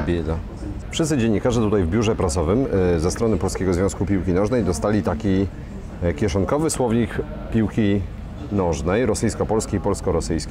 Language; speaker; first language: Polish; native; Polish